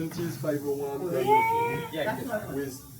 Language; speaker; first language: English; non-native, fluent; French